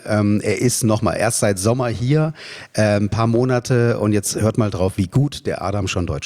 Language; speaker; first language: German; native; German